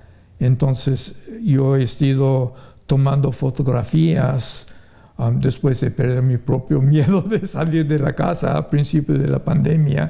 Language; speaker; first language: Spanish; non-native, fluent; English